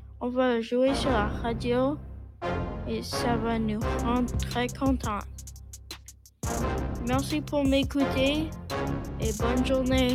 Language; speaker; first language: French; non-native, learner; English